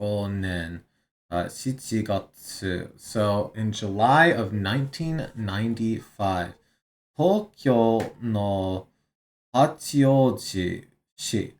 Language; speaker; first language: Japanese; non-native, learner; English